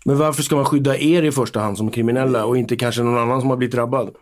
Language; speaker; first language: Swedish; native; Swedish